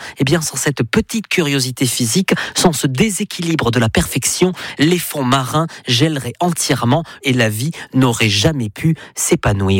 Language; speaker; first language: French; native; French